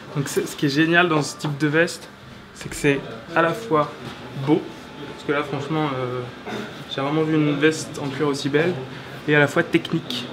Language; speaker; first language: French; native; French